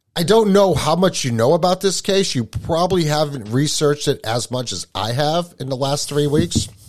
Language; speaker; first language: English; native; English